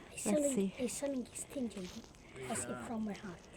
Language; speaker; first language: English; non-native, learner; Arabic